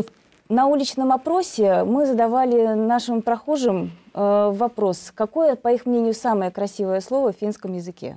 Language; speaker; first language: Russian; native; Russian